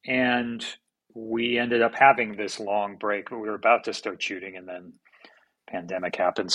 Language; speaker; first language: English; native; English